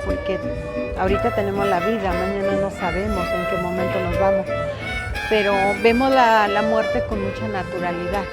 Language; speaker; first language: Spanish; native; Spanish